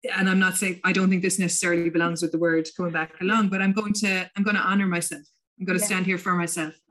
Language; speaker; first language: English; native; English